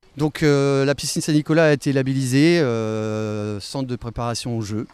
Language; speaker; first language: French; native; French